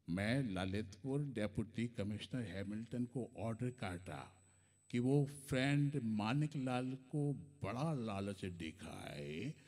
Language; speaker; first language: Hindi; native; Hindi